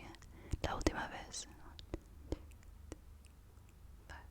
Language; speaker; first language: Spanish; non-native, learner; English